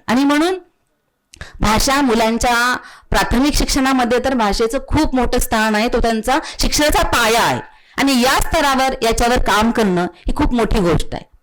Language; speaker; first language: Marathi; native; Marathi